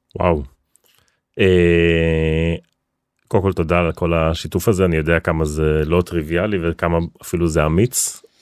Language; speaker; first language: Hebrew; native; Hebrew